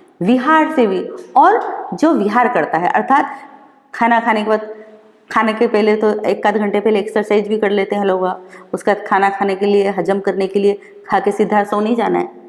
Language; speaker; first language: Hindi; native; Hindi